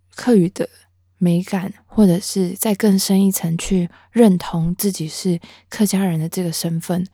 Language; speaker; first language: Chinese; non-native, local second language; Hakka Chinese